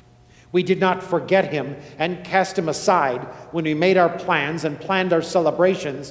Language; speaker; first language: English; native; English